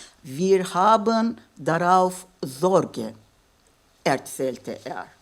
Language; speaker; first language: German; non-native, fluent; Kurdish